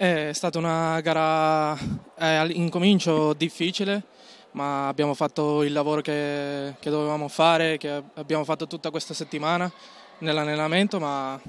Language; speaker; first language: Italian; non-native, learner; Spanish